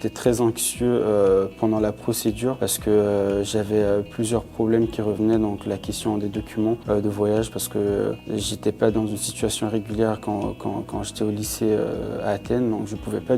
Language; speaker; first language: French; non-native, local second language; Fula